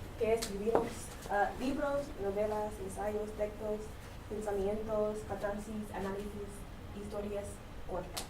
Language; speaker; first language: Spanish; non-native, learner; English